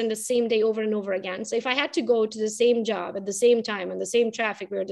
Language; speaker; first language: English; non-native, fluent; Romanian